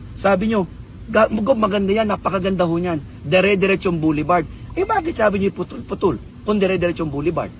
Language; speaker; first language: Filipino; native; Filipino